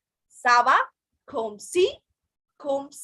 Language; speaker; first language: French; non-native, fluent; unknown